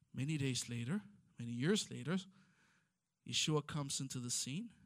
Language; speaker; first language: English; non-native, fluent; Amharic